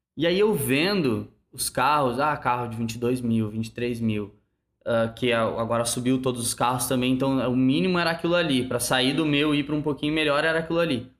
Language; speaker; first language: Portuguese; native; Portuguese